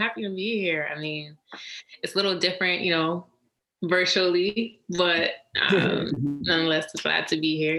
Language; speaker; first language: English; native; English